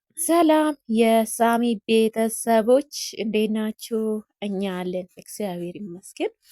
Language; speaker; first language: Amharic; non-native, local second language; Oromo